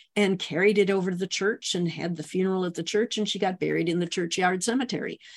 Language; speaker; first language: English; native; English